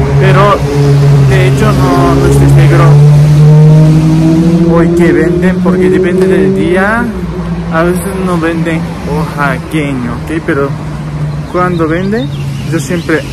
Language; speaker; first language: Spanish; non-native, learner; Japanese